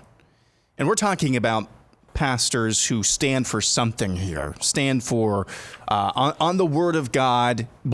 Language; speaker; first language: English; native; English